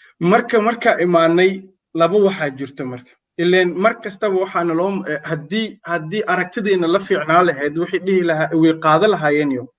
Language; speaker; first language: Somali; native; Somali